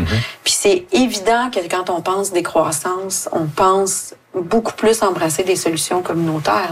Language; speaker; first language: French; native; French